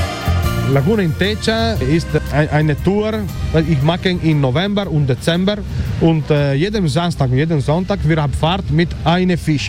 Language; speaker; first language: German; non-native, learner; Italian